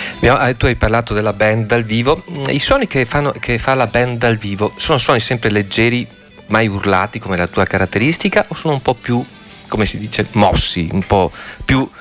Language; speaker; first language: Italian; native; Italian